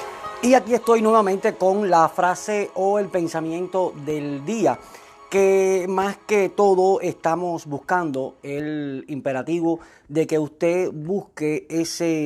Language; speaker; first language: Spanish; native; Spanish